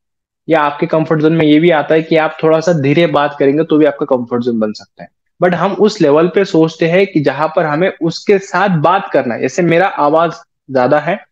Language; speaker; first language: Hindi; native; Hindi